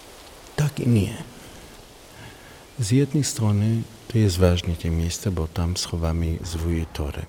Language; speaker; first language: Polish; non-native, learner; Hebrew